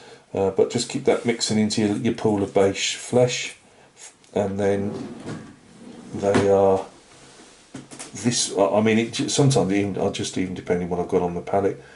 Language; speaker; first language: English; native; English